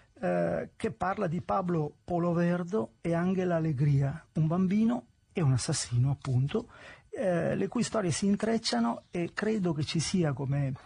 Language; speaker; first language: Italian; native; Italian